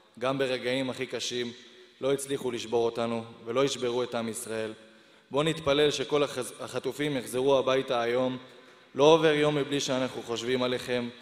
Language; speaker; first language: Hebrew; native; Hebrew